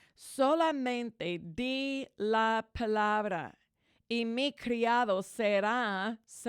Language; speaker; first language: Spanish; non-native, fluent; English